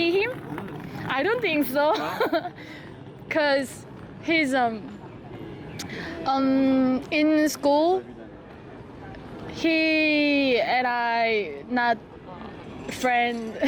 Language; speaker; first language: English; non-native, learner; Korean